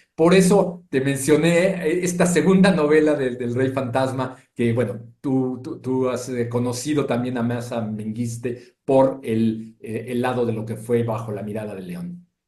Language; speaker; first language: Spanish; native; Spanish